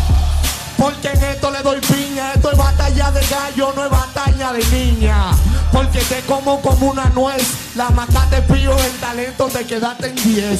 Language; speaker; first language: Spanish; native; Spanish